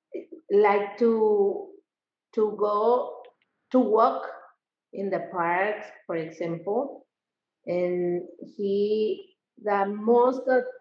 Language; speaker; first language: English; non-native, learner; Spanish